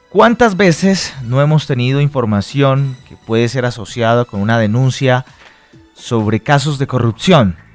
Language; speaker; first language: Spanish; native; Spanish